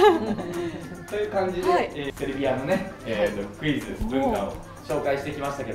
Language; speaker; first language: Japanese; native; Japanese